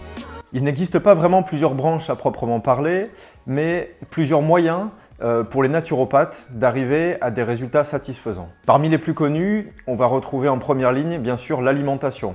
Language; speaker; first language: French; native; French